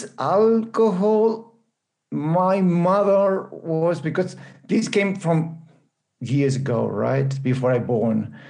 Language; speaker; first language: English; non-native, fluent; Spanish